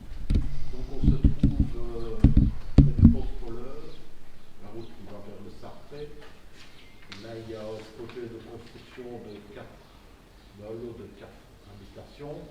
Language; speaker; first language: French; native; French